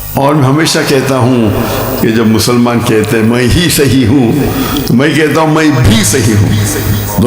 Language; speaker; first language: Urdu; non-native, local second language; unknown